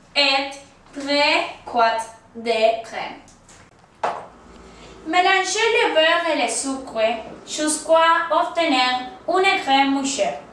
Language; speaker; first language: French; non-native, learner; Spanish